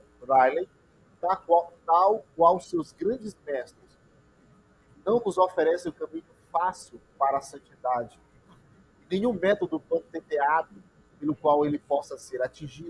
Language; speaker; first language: Portuguese; native; Portuguese